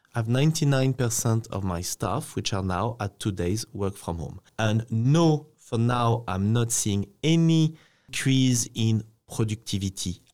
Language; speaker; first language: English; non-native, fluent; French